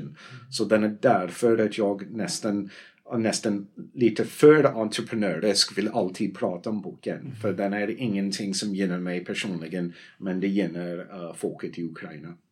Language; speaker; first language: Swedish; non-native, fluent; English